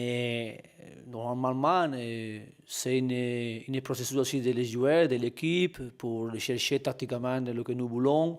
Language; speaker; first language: French; non-native, learner; Spanish